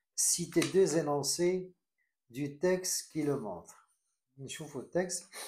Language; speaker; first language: French; non-native, local second language; Arabic